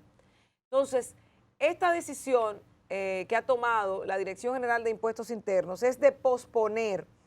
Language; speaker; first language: Spanish; native; Spanish